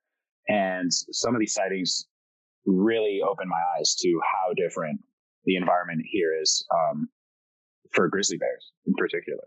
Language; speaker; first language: English; early bilingual, other home language; French